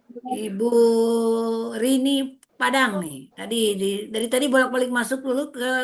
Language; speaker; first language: Indonesian; native; Indonesian